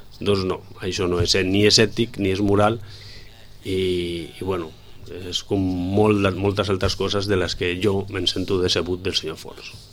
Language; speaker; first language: Catalan; non-native, local second language; Spanish